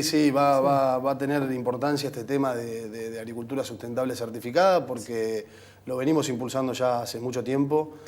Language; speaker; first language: Spanish; native; Spanish